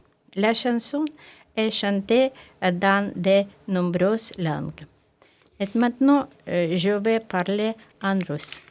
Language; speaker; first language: French; non-native, learner; Russian